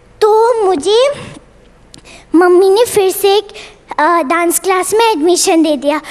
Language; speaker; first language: Hindi; non-native, local second language; Bangla